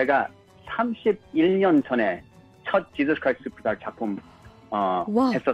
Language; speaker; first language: Korean; early bilingual, heritage; English